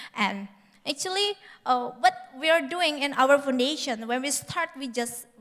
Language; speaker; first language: English; non-native, fluent; Indonesian